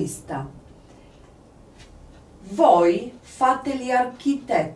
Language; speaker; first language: Italian; non-native, fluent; Polish